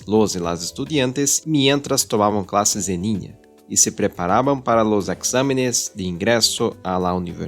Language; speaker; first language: Portuguese; non-native, learner; Spanish